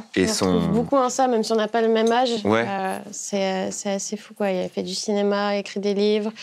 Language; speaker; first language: French; native; French